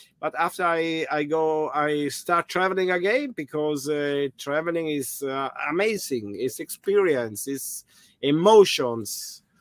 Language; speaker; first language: English; non-native, learner; German